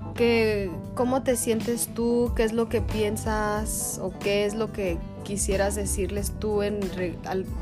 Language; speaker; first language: Spanish; early bilingual, heritage; Spanish